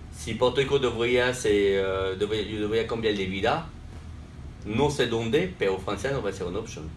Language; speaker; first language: Spanish; non-native, fluent; French